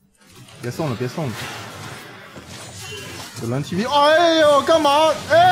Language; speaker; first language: Chinese; native; Chinese